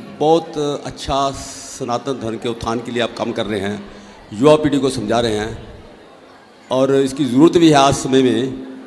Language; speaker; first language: Hindi; native; Hindi